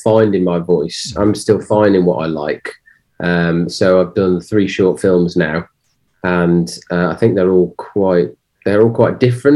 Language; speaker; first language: English; native; English